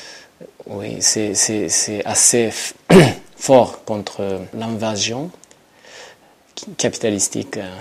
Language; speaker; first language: French; non-native, learner; Japanese